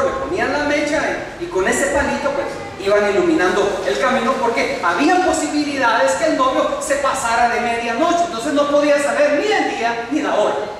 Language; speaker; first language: Spanish; native; Spanish